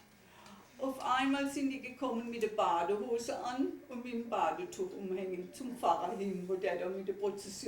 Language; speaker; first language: German; native; German